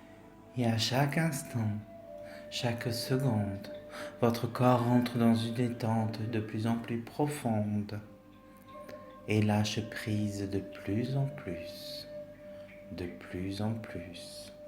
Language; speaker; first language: French; native; French